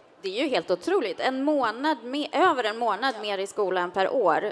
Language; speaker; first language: Swedish; native; Swedish